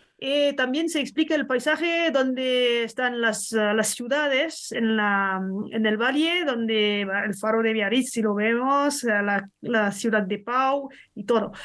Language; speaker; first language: Spanish; non-native, learner; French